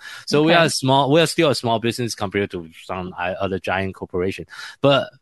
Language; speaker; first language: English; non-native, fluent; Chinese